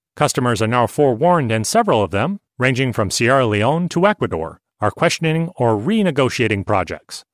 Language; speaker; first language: English; non-native, fluent; Hungarian